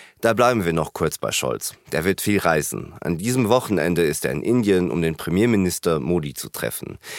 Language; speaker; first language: German; native; German